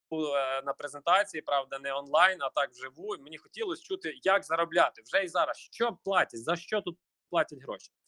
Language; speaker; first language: Ukrainian; native; Ukrainian